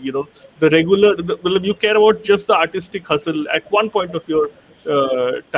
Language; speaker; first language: English; non-native, local second language; Bangla